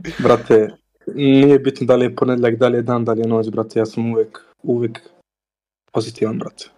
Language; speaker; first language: Serbian; native; Serbian